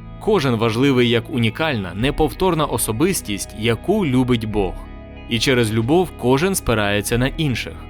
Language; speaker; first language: Ukrainian; native; Ukrainian